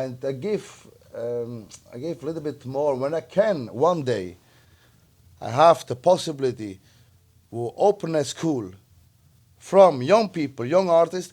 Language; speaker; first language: English; non-native, learner; Italian